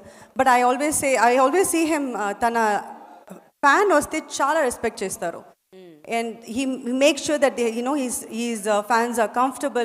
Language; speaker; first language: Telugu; non-native, learner; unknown